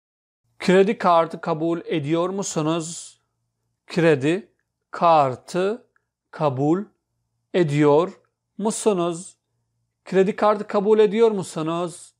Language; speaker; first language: Turkish; non-native, fluent; Urdu